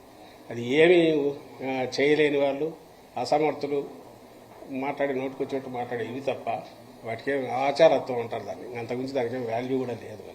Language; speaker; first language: Telugu; native; Telugu